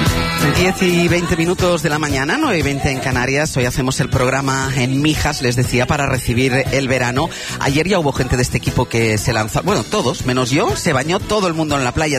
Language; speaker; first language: Spanish; native; Spanish